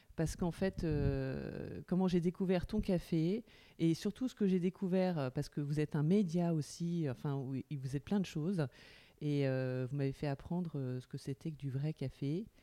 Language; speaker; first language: French; native; French